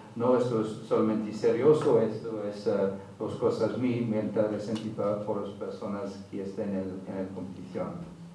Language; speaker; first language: Spanish; non-native, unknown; English